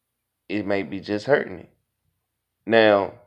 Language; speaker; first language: English; native; English